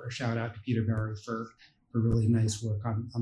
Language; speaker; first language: English; native; English